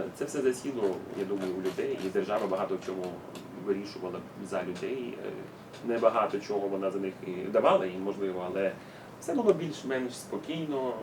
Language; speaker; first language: Ukrainian; non-native, fluent; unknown